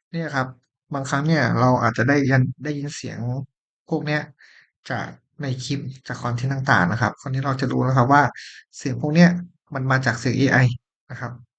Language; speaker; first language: Thai; native; Thai